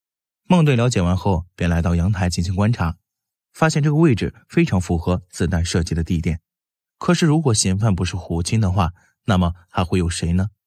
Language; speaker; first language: Chinese; native; Chinese